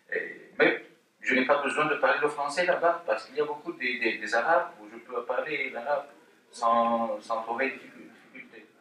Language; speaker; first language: French; non-native, fluent; Arabic